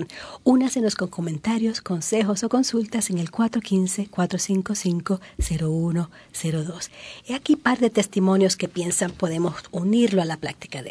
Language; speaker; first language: Spanish; native; Spanish